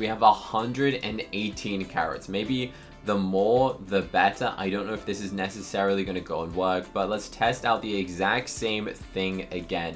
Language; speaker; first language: English; native; English